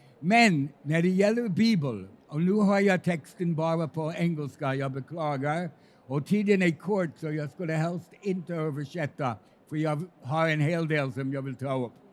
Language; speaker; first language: Swedish; non-native, fluent; English